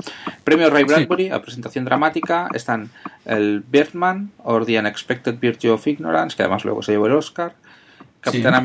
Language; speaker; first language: Spanish; native; Spanish